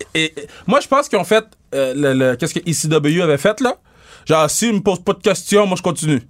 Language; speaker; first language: French; native; French